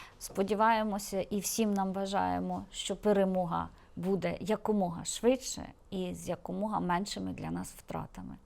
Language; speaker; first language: Ukrainian; native; Ukrainian